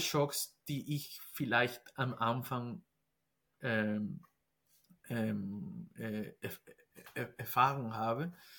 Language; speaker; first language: German; non-native, fluent; Spanish